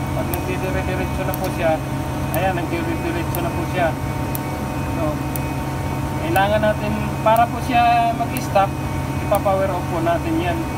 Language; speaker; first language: Filipino; non-native, local second language; Cebuano